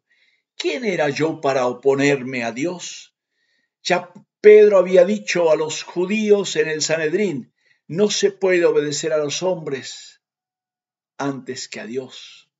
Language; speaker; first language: Spanish; native; Spanish